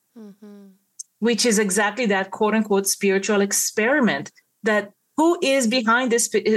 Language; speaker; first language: English; non-native, fluent; Hebrew